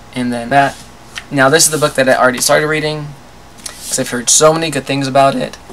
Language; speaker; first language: English; native; English